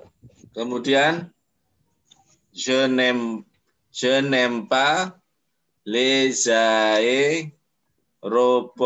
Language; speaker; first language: French; non-native, fluent; Indonesian